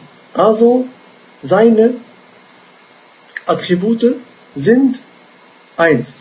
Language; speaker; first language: German; non-native, fluent; Arabic